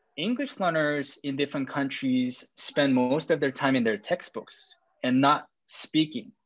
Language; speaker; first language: English; non-native, fluent; Korean